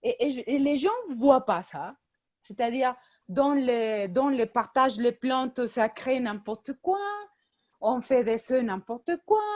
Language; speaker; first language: French; non-native, fluent; Spanish